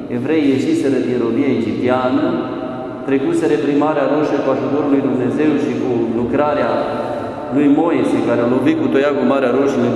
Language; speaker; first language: Romanian; native; Romanian